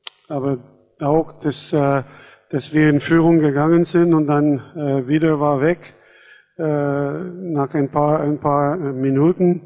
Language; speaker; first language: German; non-native, fluent; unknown